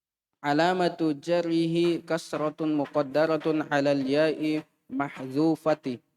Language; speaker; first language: Arabic; non-native, learner; Indonesian